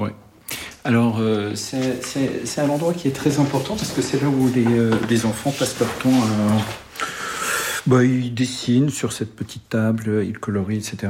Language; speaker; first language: French; early bilingual, other home language; Arabic